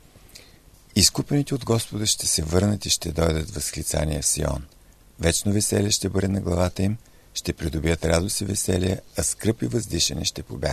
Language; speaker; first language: Bulgarian; native; Bulgarian